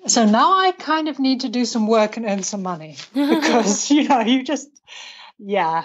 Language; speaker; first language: English; native; English